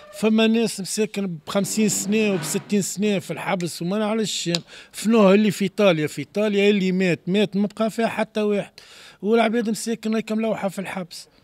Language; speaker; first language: Arabic; native; Arabic